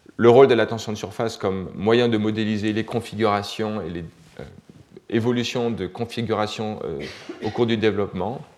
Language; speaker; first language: French; native; French